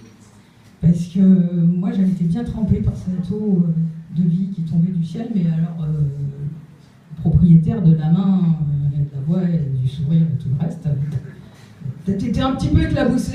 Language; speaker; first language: French; native; French